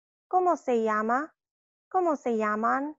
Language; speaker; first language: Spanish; non-native, fluent; English